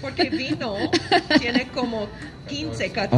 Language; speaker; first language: Spanish; non-native, fluent; English